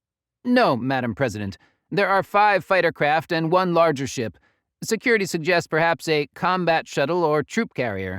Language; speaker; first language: English; native; English